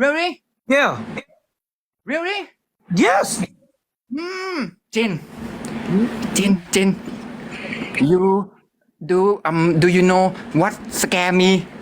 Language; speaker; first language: English; non-native, learner; Thai